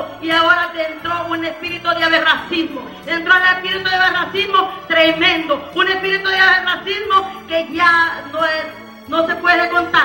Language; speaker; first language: Spanish; native; Spanish